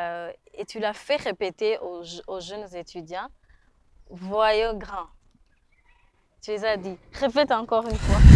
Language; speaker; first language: French; non-native, local second language; Rundi